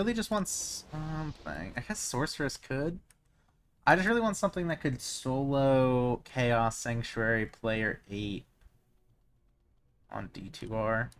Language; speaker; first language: English; native; English